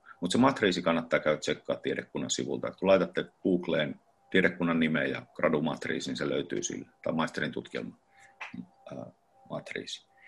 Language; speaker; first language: Finnish; native; Finnish